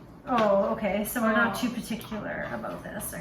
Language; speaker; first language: English; native; English